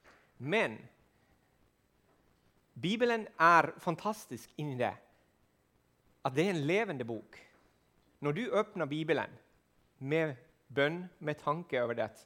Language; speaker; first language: Swedish; non-native, fluent; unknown